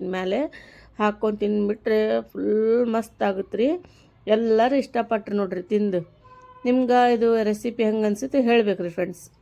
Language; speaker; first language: Kannada; native; Kannada